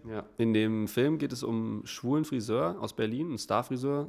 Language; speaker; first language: German; native; German